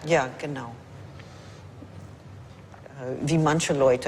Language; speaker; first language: German; non-native, fluent; English